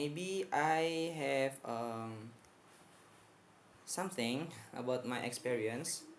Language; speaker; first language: English; non-native, fluent; Indonesian